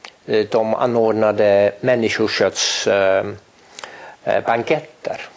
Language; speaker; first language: Swedish; non-native, fluent; Estonian